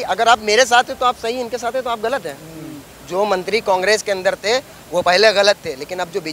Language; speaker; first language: Hindi; native; Hindi